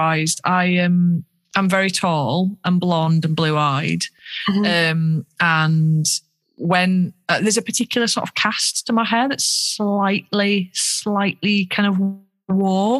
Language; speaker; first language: English; native; English